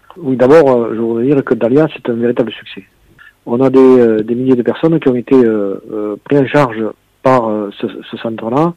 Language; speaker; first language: French; native; French